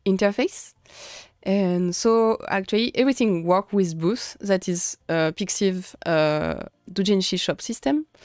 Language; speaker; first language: English; non-native, fluent; French